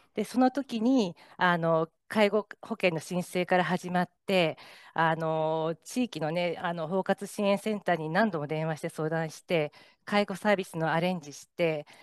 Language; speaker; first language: Japanese; native; Japanese